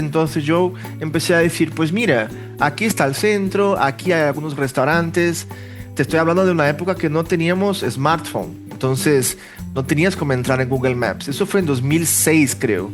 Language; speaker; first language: Spanish; early bilingual, heritage; Portuguese